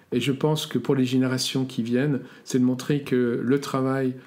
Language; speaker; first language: French; native; French